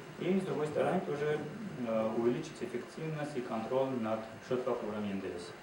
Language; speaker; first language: Russian; non-native, local second language; Georgian